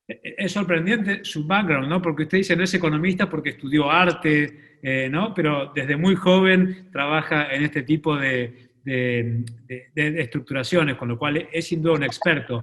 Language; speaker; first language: Spanish; native; Spanish